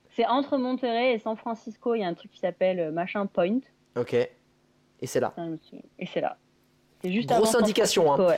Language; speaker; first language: French; native; French